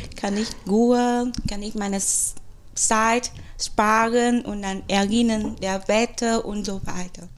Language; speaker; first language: German; non-native, fluent; Vietnamese